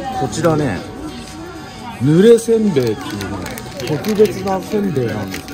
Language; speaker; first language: Japanese; non-native, learner; Portuguese